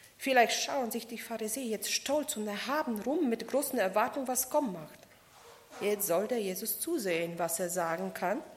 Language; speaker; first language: German; non-native, fluent; Polish